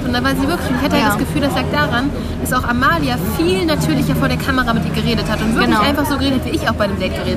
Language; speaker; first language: German; native; German